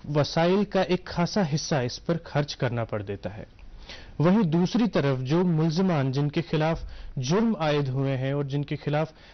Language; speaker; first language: Urdu; non-native, local second language; Kashmiri